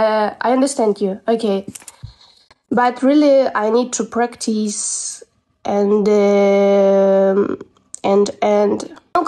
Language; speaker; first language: English; non-native, learner; Russian